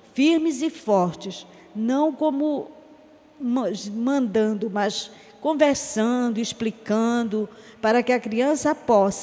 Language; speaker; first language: Portuguese; native; Portuguese